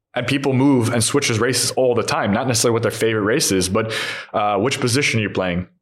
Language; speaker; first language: English; native; English